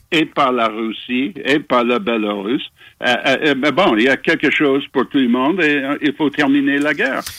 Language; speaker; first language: French; non-native, local second language; English